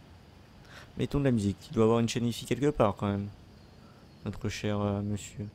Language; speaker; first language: French; native; French